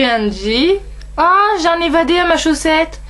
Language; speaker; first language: French; native; French